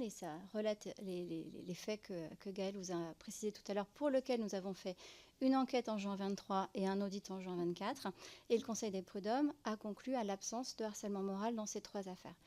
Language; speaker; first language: French; native; French